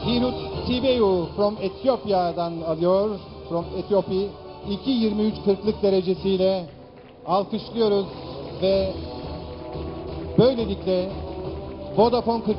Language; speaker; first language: Turkish; native; Turkish